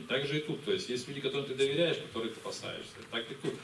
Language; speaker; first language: Russian; native; Russian